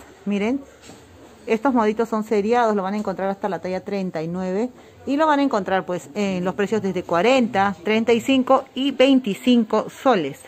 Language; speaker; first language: Spanish; native; Spanish